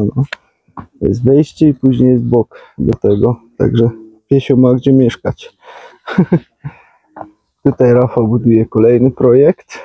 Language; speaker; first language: Polish; native; Polish